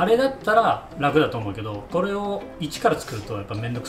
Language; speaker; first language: Japanese; native; Japanese